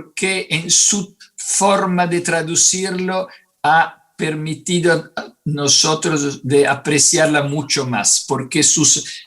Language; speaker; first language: Spanish; non-native, fluent; Italian